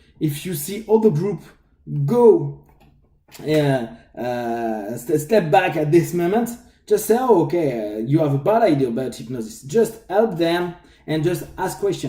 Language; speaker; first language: English; non-native, fluent; French